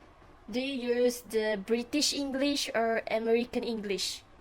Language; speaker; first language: English; non-native, fluent; Malay